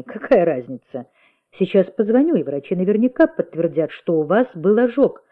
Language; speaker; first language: Russian; native; Russian